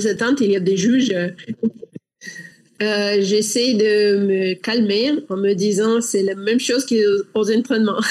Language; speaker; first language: French; non-native, learner; Russian